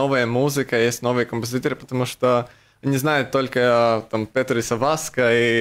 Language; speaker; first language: Russian; non-native, local second language; Latvian